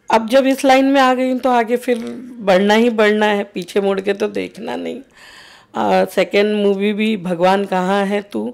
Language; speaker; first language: Hindi; native; Hindi